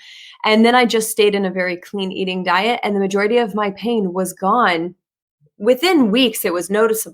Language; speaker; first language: English; native; English